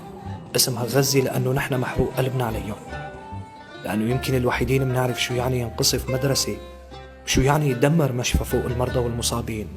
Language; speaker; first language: Arabic; native; Arabic